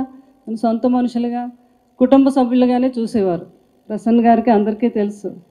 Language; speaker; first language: Telugu; native; Telugu